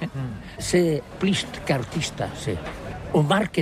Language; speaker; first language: French; non-native, learner; Catalan